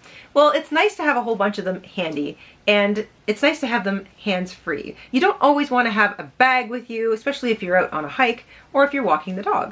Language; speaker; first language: English; native; English